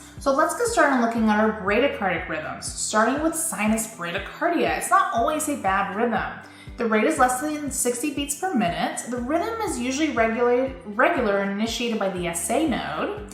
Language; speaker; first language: English; native; English